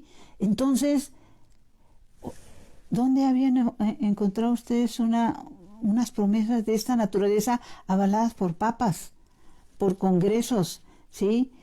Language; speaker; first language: Spanish; native; Spanish